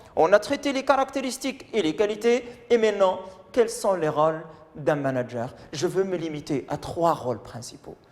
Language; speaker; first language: French; non-native, local second language; Arabic